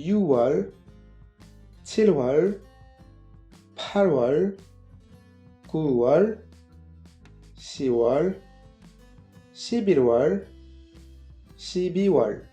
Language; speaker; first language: Korean; non-native, fluent; French